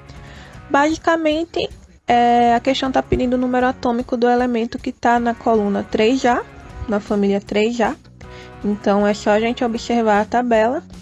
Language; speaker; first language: Portuguese; native; Portuguese